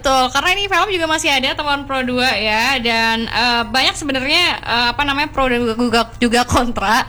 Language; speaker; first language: Indonesian; native; Indonesian